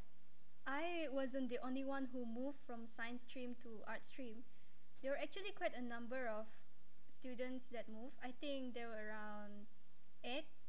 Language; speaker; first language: English; non-native, local second language; Malay